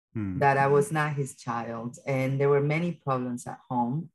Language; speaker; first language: English; early bilingual, other home language; Spanish